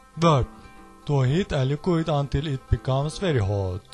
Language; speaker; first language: English; non-native, learner; Turkish